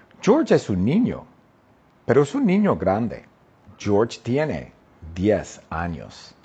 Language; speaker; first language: Spanish; non-native, fluent; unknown